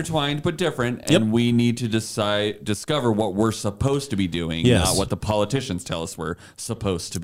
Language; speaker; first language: English; native; English